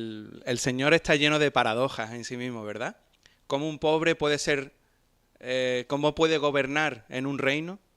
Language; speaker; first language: Spanish; native; Spanish